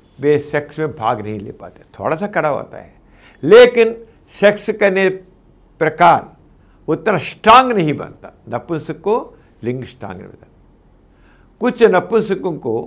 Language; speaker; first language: Hindi; non-native, local second language; Telugu